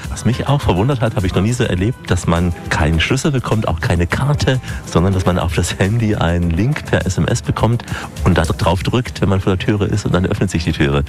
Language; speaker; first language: German; native; German